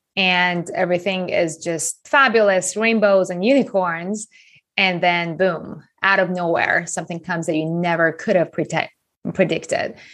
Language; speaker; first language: English; non-native, fluent; Persian